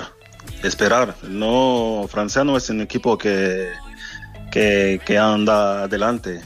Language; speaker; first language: Spanish; non-native, fluent; French